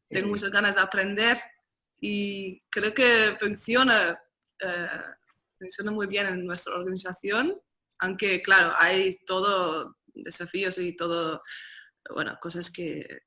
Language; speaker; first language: Spanish; non-native, fluent; Dutch